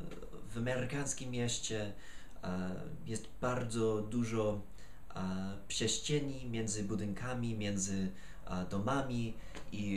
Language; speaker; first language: Polish; non-native, fluent; English